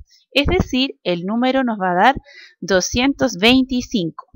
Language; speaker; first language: Spanish; native; Spanish